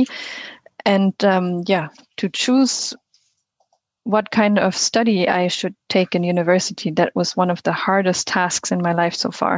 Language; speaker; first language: English; non-native, fluent; German